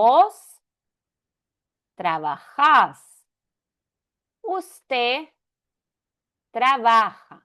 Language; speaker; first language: Spanish; non-native, fluent; Portuguese